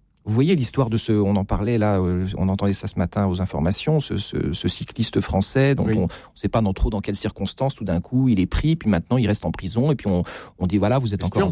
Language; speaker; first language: French; native; French